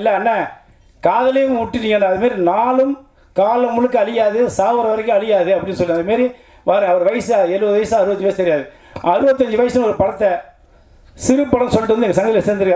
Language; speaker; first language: Tamil; native; Tamil